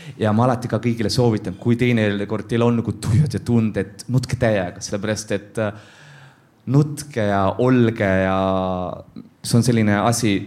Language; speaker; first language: Estonian; non-native, local second language; Russian